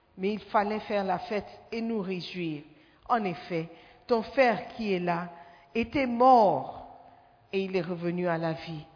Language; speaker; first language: French; non-native, fluent; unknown